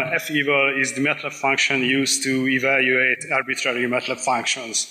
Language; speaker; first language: English; non-native, fluent; Hungarian